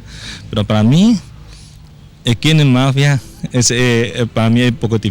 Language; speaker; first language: Spanish; non-native, learner; Chinese